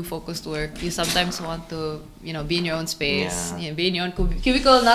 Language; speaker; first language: English; non-native, local second language; Cebuano